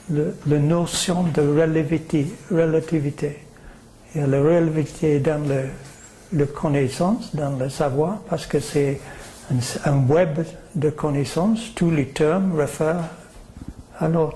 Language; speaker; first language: French; non-native, learner; English